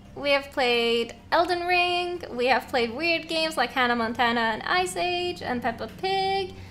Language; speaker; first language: English; non-native, fluent; Norwegian